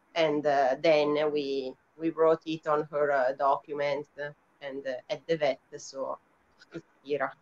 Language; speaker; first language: English; non-native, fluent; Italian